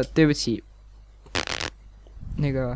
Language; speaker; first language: Chinese; native; Chinese